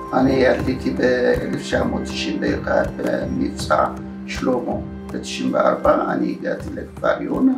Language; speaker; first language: Hebrew; non-native, fluent; Amharic